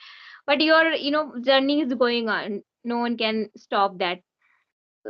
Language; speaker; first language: English; non-native, learner; Hindi